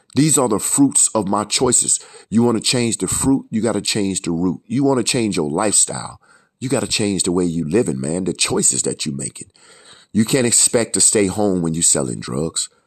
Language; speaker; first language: English; native; English